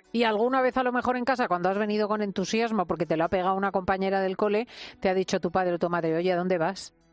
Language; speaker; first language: Spanish; native; Spanish